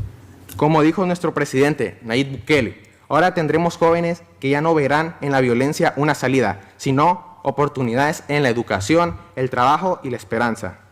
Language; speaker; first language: Spanish; native; Spanish